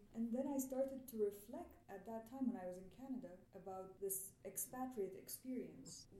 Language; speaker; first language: English; non-native, fluent; Arabic